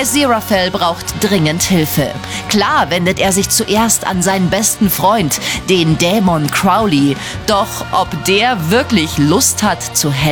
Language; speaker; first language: German; native; German